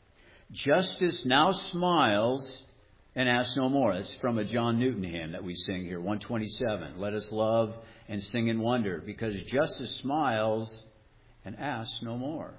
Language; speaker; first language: English; native; English